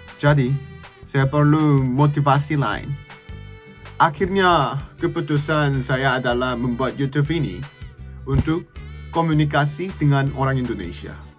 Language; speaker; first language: Indonesian; non-native, learner; Korean